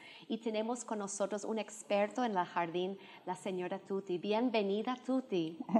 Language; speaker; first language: Spanish; non-native, fluent; English